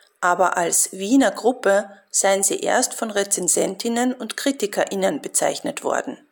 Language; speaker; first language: German; native; German